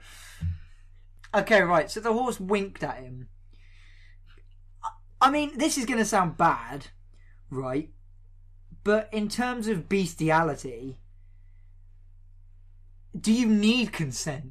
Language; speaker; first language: English; native; English